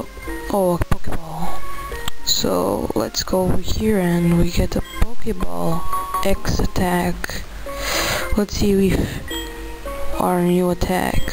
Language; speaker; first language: English; non-native, learner; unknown